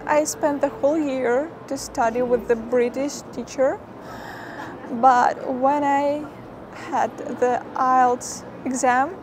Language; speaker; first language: English; non-native, fluent; Ukrainian